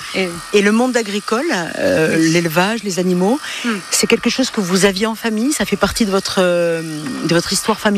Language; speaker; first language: French; native; French